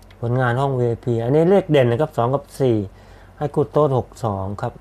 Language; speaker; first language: Thai; native; Thai